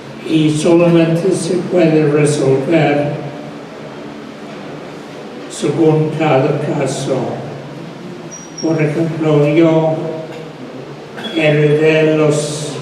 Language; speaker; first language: Spanish; non-native, fluent; English